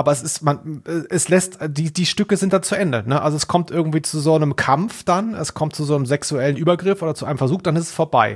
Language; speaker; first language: German; native; German